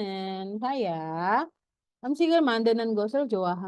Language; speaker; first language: Korean; non-native, fluent; Indonesian